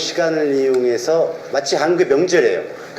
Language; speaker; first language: Korean; native; Korean